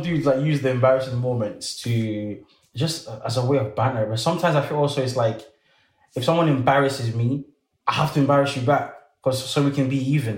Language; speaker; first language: English; early bilingual, other home language; French